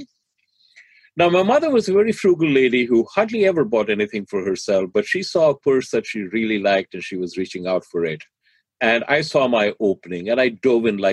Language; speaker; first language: English; non-native, local second language; Hindi